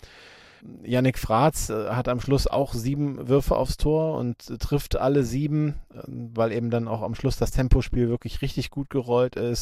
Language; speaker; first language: German; native; German